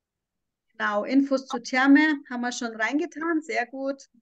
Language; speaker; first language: German; native; German